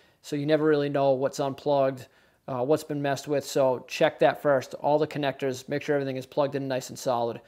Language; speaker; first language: English; native; English